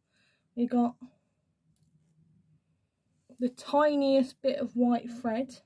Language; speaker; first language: English; native; English